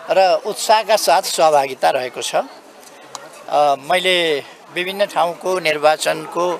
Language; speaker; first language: Nepali; native; Nepali